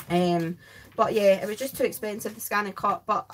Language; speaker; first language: English; native; English